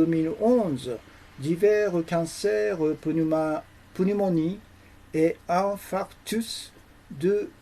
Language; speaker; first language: French; non-native, learner; Japanese